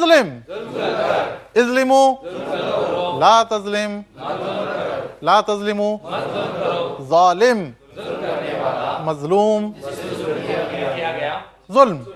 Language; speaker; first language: Arabic; non-native, fluent; Urdu